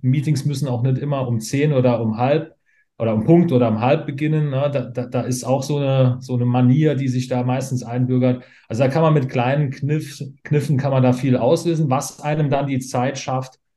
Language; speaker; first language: German; native; German